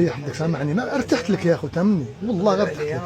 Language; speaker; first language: Arabic; native; Arabic